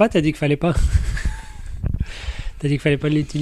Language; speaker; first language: French; native; French